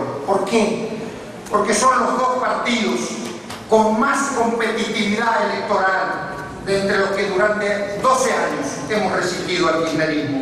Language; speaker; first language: Spanish; native; Spanish